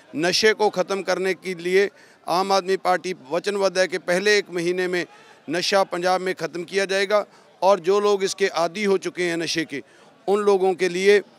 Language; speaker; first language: Hindi; non-native, local second language; Punjabi